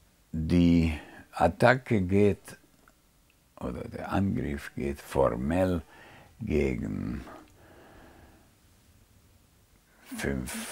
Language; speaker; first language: German; non-native, fluent; Hungarian